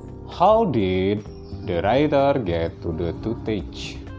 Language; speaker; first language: English; non-native, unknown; Indonesian